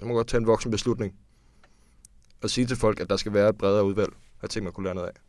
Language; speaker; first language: Danish; native; Danish